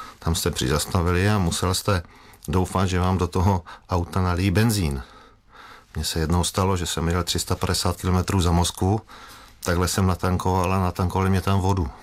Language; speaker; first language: Czech; native; Czech